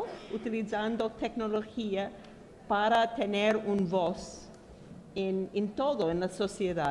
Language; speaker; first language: Spanish; non-native, fluent; English